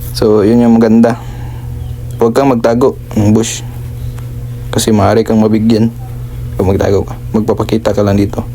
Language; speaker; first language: Filipino; non-native, local second language; Cebuano